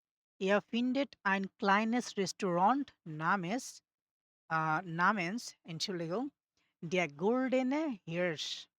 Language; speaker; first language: German; non-native, learner; Bangla